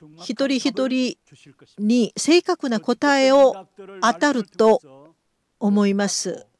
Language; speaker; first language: Japanese; non-native, fluent; Korean